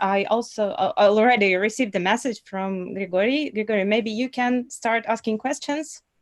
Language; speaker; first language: English; non-native, fluent; Russian